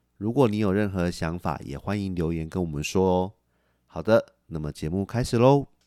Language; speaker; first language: Chinese; native; Chinese